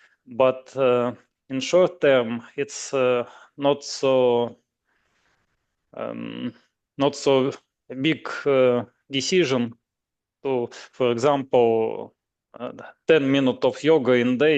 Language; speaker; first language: English; non-native, learner; Russian